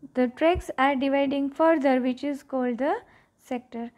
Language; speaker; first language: English; non-native, local second language; Gujarati